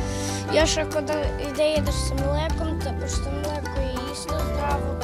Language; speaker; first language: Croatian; early bilingual, heritage; Croatian